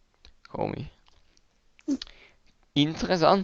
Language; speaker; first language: German; native; German